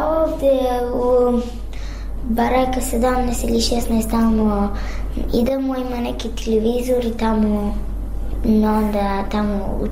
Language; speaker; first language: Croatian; non-native, learner; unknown